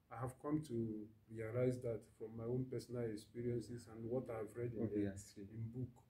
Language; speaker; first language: English; non-native, local second language; Igbo